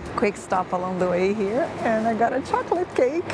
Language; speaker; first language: English; non-native, fluent; Portuguese